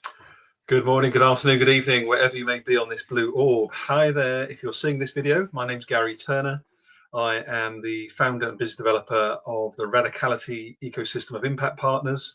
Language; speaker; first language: English; native; English